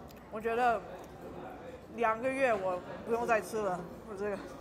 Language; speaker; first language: Chinese; early bilingual, other home language; English